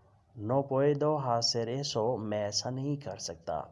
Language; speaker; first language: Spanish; non-native, fluent; Urdu